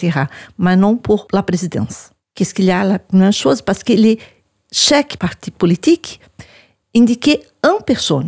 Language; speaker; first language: French; non-native, learner; Portuguese